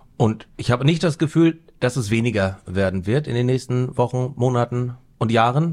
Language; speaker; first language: German; native; German